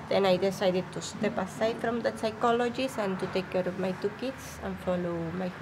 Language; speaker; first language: English; non-native, learner; Spanish